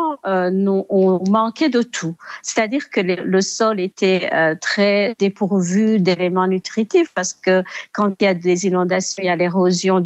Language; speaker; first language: French; non-native, local second language; Rundi